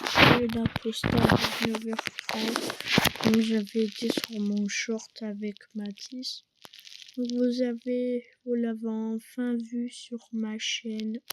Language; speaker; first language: French; native; French